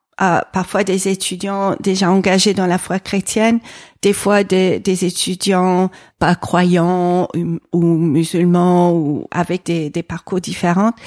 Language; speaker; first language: French; non-native, fluent; English